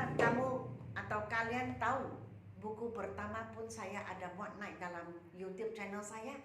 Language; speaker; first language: Malay; non-native, local second language; Chinese